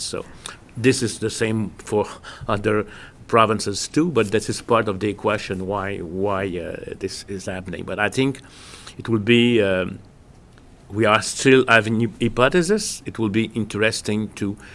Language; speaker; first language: English; non-native, fluent; French